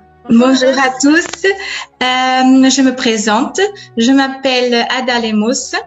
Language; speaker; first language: French; non-native, fluent; Portuguese